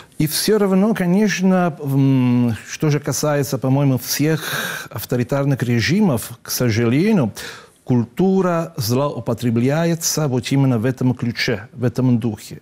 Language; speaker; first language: Russian; non-native, fluent; Italian